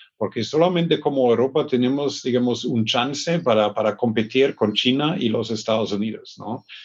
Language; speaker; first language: Spanish; non-native, fluent; German